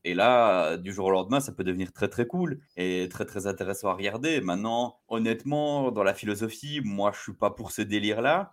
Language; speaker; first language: French; native; French